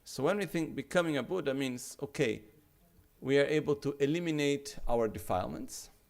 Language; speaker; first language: English; non-native, fluent; Italian